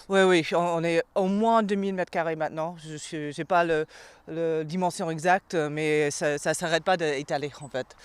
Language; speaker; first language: French; non-native, fluent; English